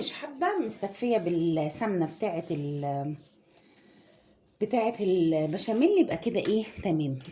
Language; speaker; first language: Arabic; native; Arabic